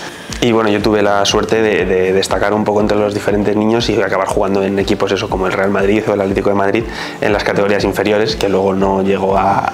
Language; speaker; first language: Spanish; native; Spanish